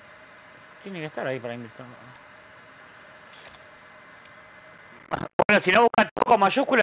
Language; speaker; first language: Spanish; native; Spanish